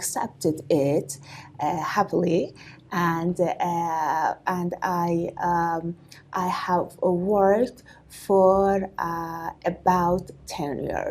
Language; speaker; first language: English; non-native, learner; Persian